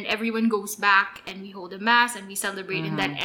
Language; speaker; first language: English; non-native, local second language; Filipino